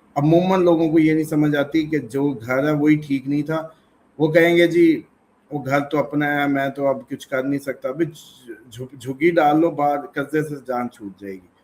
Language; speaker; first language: Urdu; native; Urdu